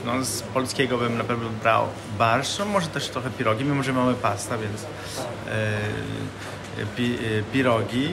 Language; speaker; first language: Polish; non-native, fluent; Italian